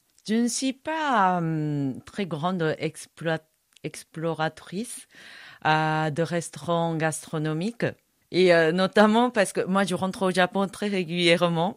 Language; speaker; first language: French; non-native, fluent; Japanese